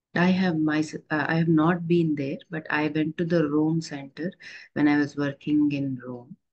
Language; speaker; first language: English; non-native, local second language; Telugu